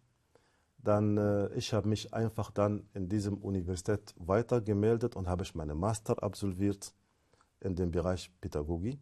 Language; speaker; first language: German; non-native, fluent; Arabic